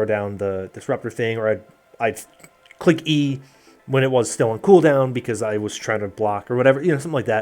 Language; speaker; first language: English; native; English